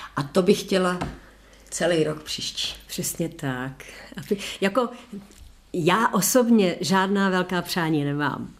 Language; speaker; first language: Czech; native; Czech